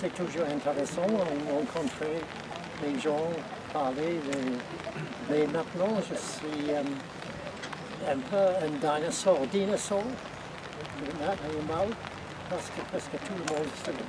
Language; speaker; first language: French; non-native, learner; English